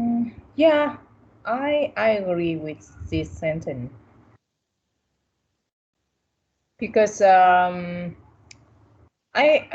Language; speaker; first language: English; non-native, learner; Vietnamese